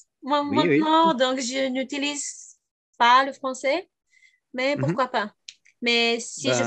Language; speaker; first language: French; non-native, fluent; Bulgarian